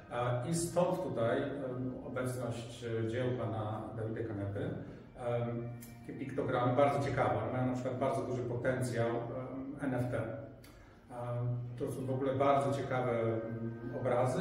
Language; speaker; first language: Polish; native; Polish